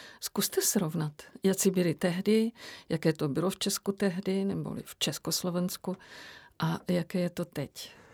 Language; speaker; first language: Czech; native; Czech